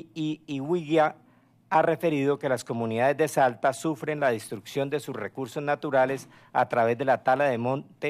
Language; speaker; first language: Spanish; native; Spanish